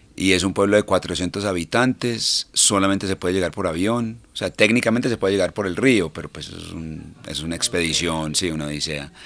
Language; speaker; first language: Spanish; early bilingual, heritage; English